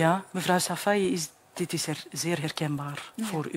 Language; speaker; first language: Dutch; native; Dutch